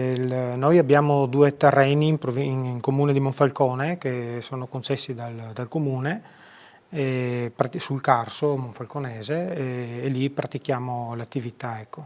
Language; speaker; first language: Italian; native; Italian